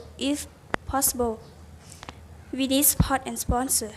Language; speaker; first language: English; non-native, learner; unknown